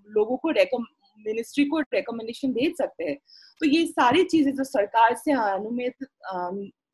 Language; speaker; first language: Hindi; non-native, local second language; Assamese